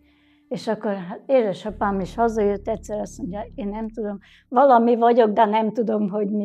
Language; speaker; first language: Hungarian; native; Hungarian